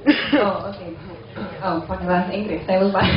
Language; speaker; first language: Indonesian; non-native, fluent; English